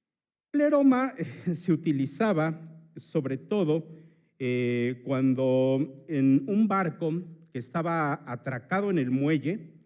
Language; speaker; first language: Spanish; native; Spanish